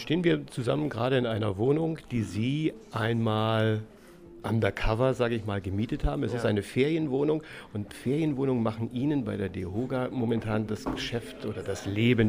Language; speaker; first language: German; native; German